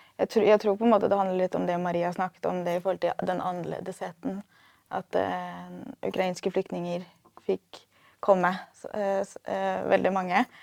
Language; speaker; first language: Norwegian; native; Norwegian